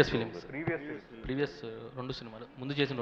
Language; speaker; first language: Telugu; native; Telugu